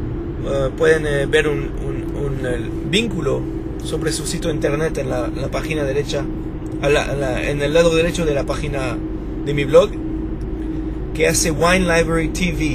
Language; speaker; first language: Spanish; non-native, fluent; French